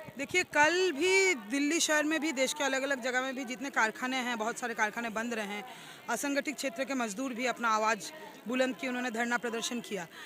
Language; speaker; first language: Hindi; non-native, local second language; Bangla